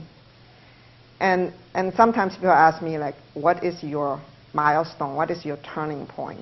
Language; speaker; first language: English; non-native, fluent; Chinese